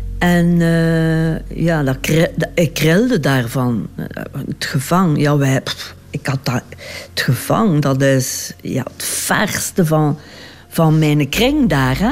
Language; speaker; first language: Dutch; native; Dutch